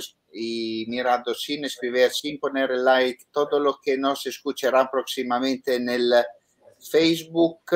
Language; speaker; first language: Spanish; non-native, fluent; Italian